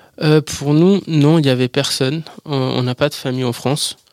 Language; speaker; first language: French; early bilingual, other home language; Persian